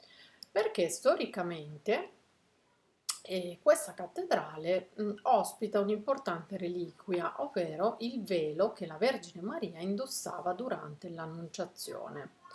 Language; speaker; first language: Italian; native; Italian